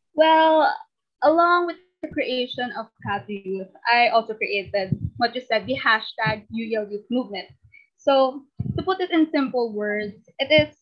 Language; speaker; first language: English; non-native, local second language; Filipino